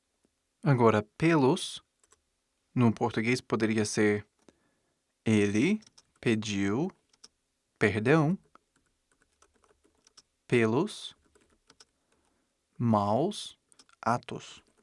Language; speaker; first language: Portuguese; non-native, fluent; English